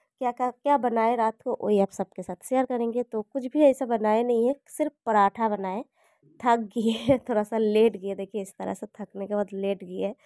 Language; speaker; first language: Hindi; non-native, local second language; Bangla